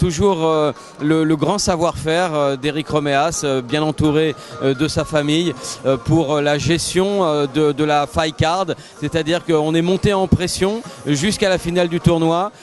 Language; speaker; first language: French; native; French